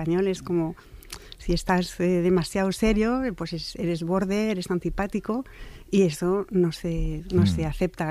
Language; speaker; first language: Spanish; non-native, fluent; French